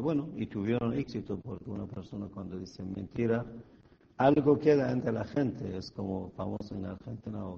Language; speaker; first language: Spanish; non-native, fluent; Persian